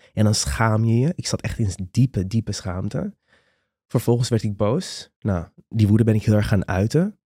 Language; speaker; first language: Dutch; non-native, local second language; Papiamento